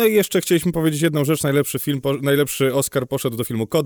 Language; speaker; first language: Polish; native; Polish